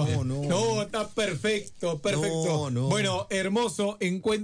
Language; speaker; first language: Spanish; native; Spanish